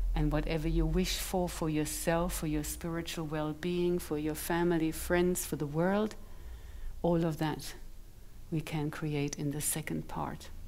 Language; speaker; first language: English; non-native, fluent; German